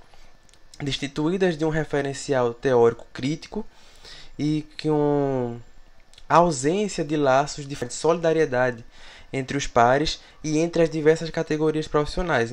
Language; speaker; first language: Portuguese; native; Portuguese